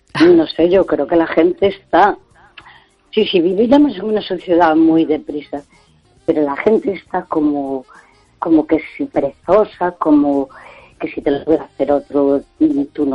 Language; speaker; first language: Spanish; native; Spanish